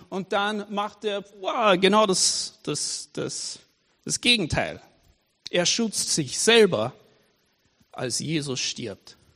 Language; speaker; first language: German; non-native, fluent; English